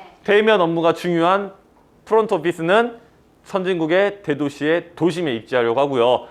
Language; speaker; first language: Korean; native; Korean